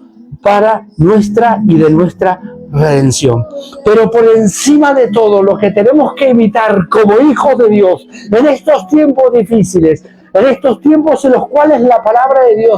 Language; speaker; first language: Spanish; native; Spanish